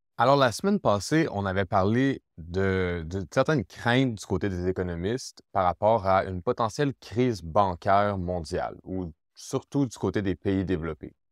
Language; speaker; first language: French; native; French